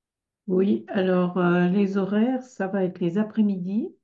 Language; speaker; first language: French; native; French